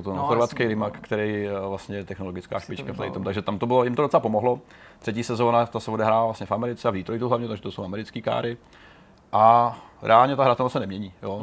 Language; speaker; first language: Czech; native; Czech